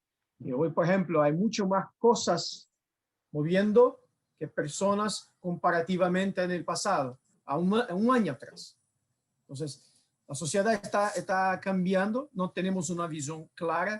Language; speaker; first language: Spanish; non-native, fluent; Portuguese